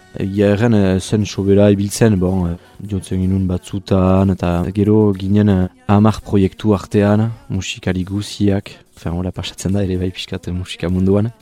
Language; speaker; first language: Basque; non-native, local second language; French